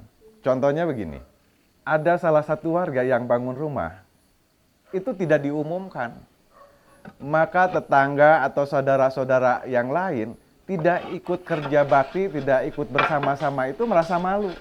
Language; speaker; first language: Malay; non-native, local second language; Sundanese